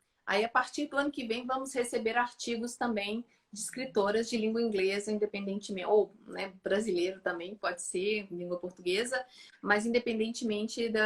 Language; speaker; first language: Portuguese; native; Portuguese